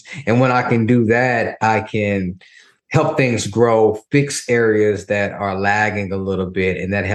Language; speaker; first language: English; native; English